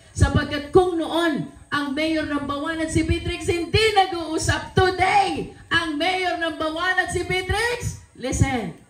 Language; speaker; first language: Filipino; native; Filipino